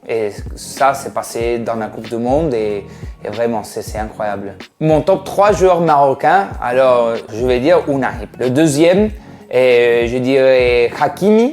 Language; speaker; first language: French; non-native, fluent; Spanish